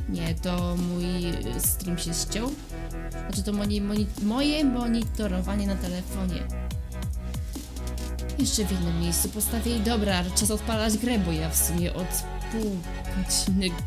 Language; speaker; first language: Polish; native; Polish